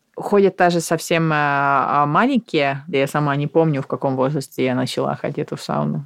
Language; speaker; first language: Russian; non-native, fluent; Finnish